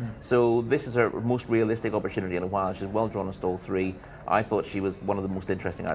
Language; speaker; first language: English; native; English